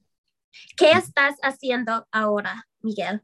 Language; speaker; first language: Spanish; non-native, learner; English